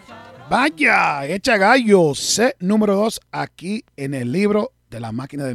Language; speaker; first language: Spanish; early bilingual, other home language; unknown